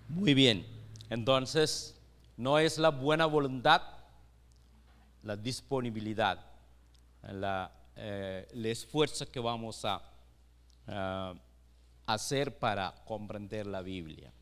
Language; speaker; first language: Spanish; non-native, fluent; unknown